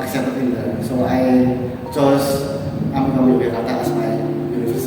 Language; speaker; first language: English; non-native, learner; Indonesian